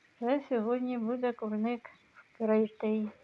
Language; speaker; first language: Ukrainian; native; Ukrainian